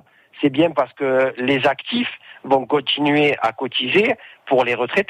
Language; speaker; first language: French; native; French